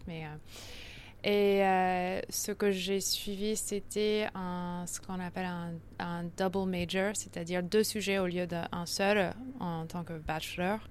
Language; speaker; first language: French; early bilingual, heritage; French